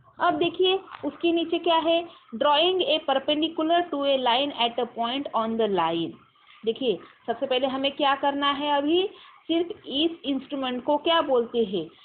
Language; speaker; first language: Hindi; non-native, local second language; Marathi